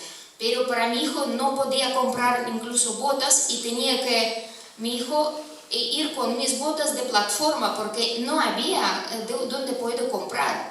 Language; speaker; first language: Spanish; non-native, fluent; Russian